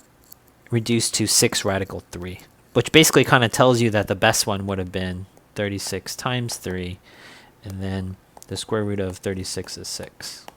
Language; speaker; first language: English; native; English